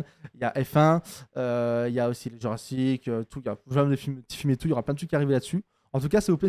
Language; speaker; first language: French; native; French